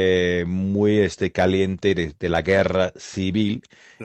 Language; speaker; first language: Spanish; non-native, fluent; English